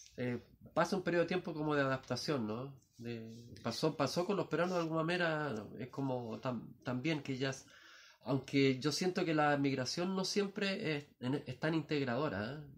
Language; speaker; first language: Spanish; native; Spanish